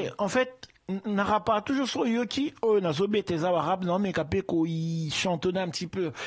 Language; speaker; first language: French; early bilingual, other home language; Lingala